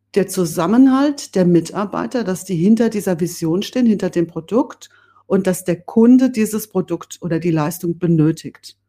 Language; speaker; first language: German; native; German